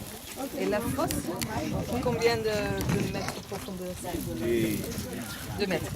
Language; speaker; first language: French; non-native, fluent; English